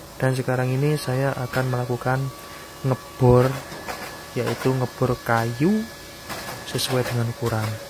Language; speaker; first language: Indonesian; native; Indonesian